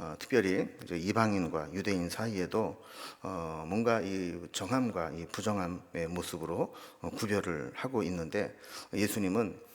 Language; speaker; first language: Korean; native; Korean